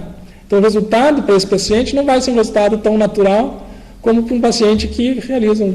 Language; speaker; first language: Portuguese; native; Portuguese